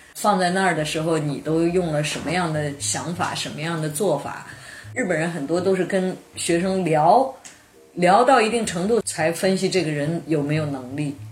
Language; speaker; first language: Chinese; native; Chinese